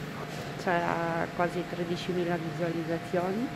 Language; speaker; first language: Italian; non-native, fluent; Portuguese